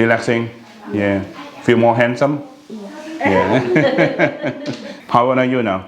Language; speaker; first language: English; non-native, learner; Thai